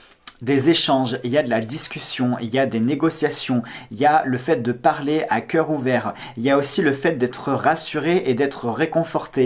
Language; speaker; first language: French; native; French